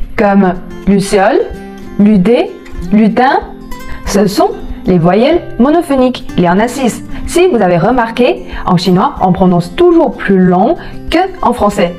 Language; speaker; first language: French; non-native, fluent; Chinese